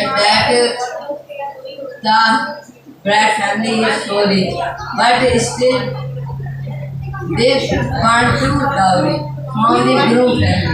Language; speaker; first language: English; non-native, learner; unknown